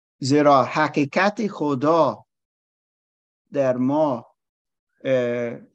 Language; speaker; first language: Persian; non-native, learner; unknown